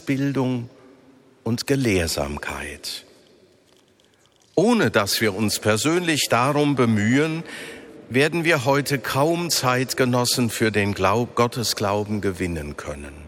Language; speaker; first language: German; native; German